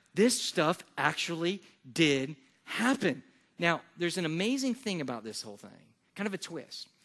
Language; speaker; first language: English; native; English